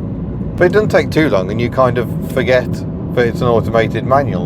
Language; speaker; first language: English; native; English